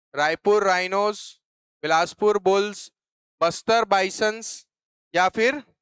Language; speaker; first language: Hindi; native; Hindi